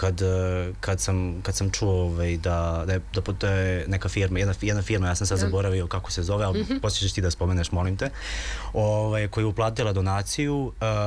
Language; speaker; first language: Serbian; native; Serbian